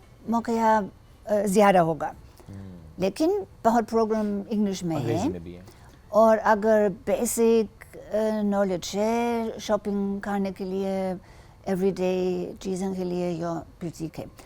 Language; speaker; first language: Hindi; non-native, learner; German